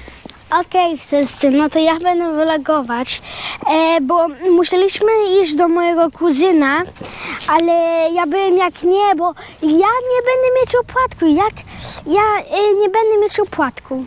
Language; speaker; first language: Polish; early bilingual, heritage; English